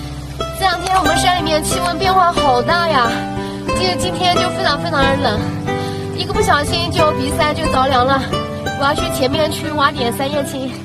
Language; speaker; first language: Chinese; native; Chinese